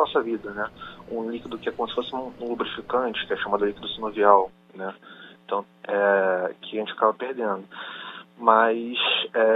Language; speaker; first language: Portuguese; native; Portuguese